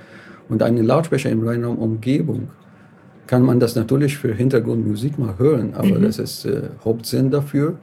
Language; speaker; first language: German; non-native, learner; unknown